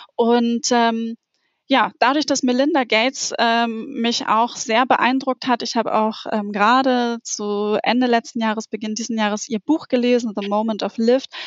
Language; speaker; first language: German; native; German